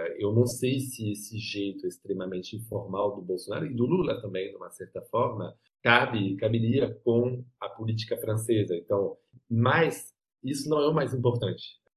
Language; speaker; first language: Portuguese; non-native, fluent; French